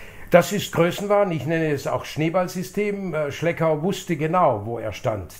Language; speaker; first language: German; native; German